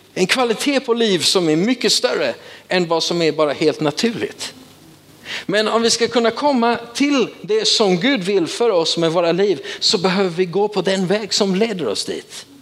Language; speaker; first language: Swedish; native; Swedish